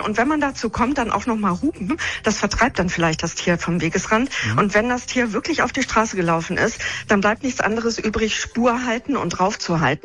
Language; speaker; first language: German; native; German